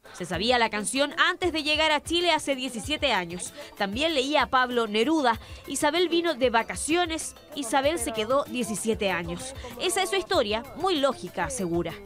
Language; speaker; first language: Spanish; native; Spanish